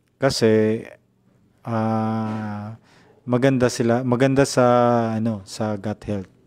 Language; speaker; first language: Filipino; non-native, local second language; Cebuano